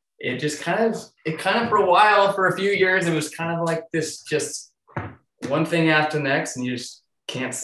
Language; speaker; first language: English; native; English